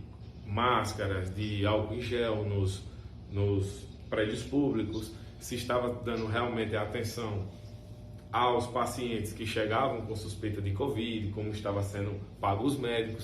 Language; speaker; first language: Portuguese; native; Portuguese